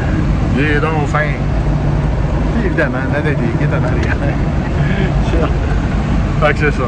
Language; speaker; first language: French; native; French